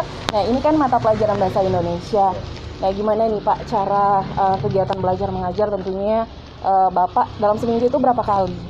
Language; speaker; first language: Indonesian; native; Indonesian